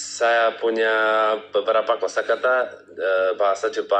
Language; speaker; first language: Indonesian; non-native, learner; Czech